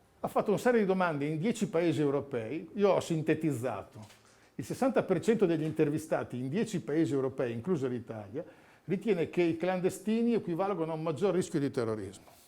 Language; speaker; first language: Italian; native; Italian